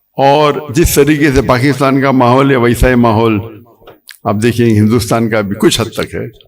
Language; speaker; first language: Urdu; non-native, local second language; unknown